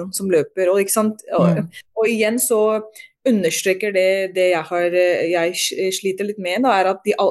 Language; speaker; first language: Norwegian; native; Norwegian